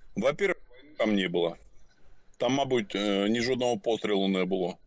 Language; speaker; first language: Ukrainian; non-native, local second language; Russian